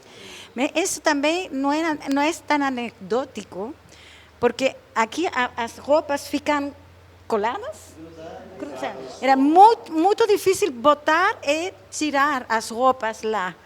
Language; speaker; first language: Portuguese; non-native, fluent; Spanish